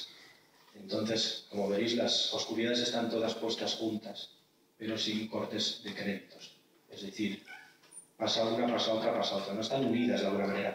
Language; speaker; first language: Spanish; native; Spanish